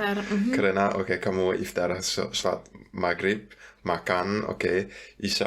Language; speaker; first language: Indonesian; non-native, fluent; German